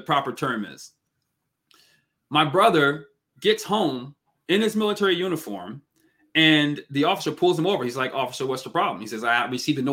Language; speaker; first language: English; native; English